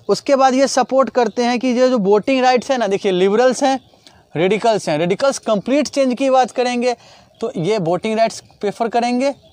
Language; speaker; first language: Hindi; native; Hindi